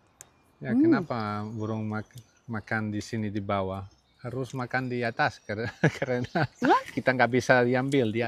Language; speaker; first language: Indonesian; non-native, learner; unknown